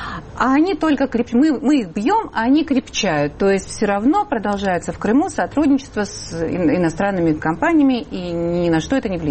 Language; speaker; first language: Russian; native; Russian